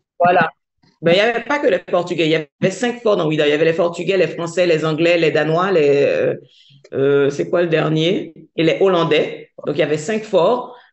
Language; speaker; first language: French; non-native, local second language; Haitian Creole